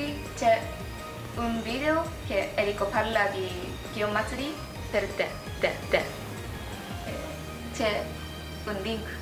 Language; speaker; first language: Italian; non-native, learner; Japanese